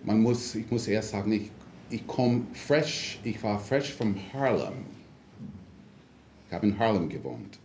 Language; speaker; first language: German; non-native, fluent; English